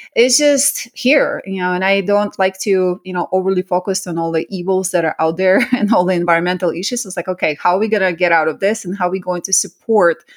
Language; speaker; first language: English; early bilingual, other home language; Russian